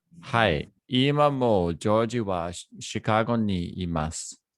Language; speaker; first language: Japanese; non-native, learner; English